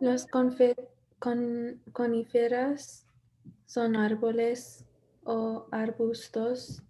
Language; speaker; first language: Spanish; non-native, learner; English